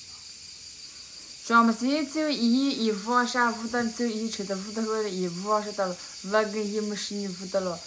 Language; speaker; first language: Chinese; native; Chinese